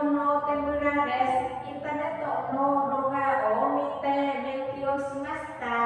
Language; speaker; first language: Japanese; non-native, learner; Vietnamese